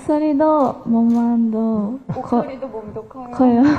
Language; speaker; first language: Korean; non-native, learner; Japanese